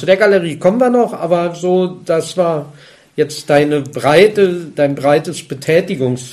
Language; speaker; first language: German; native; German